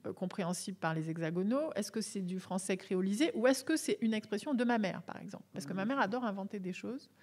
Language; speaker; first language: French; native; French